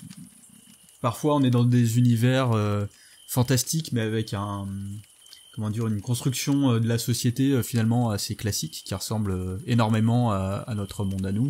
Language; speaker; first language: French; native; French